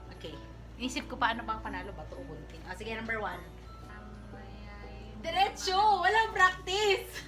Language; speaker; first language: Filipino; non-native, local second language; Cebuano